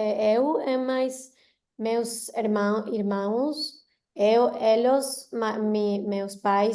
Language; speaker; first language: Portuguese; non-native, learner; Spanish